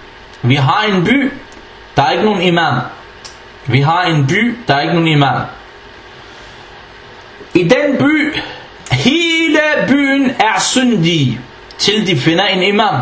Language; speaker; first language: Danish; non-native, fluent; Arabic